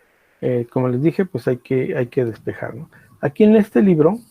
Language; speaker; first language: Spanish; native; Spanish